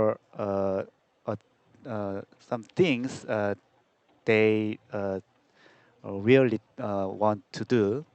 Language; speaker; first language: English; non-native, learner; Korean